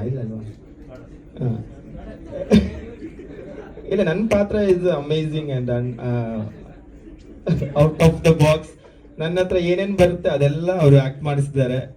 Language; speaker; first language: Kannada; non-native, fluent; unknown